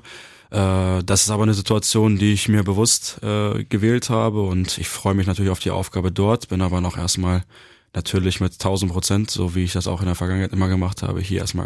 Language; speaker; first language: German; early bilingual, other home language; Turkish